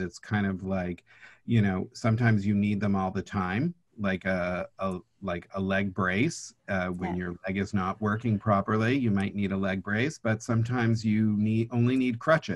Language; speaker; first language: English; native; English